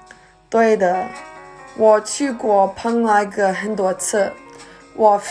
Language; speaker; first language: Chinese; early bilingual, heritage; Chinese